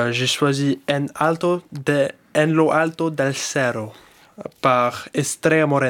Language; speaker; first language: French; early bilingual, heritage; English